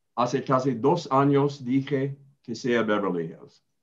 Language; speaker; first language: Spanish; non-native, learner; English